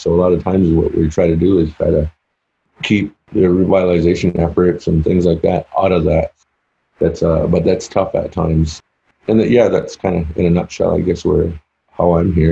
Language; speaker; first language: English; native; English